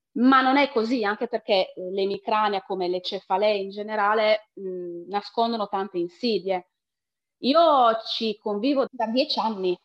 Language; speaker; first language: Italian; native; Italian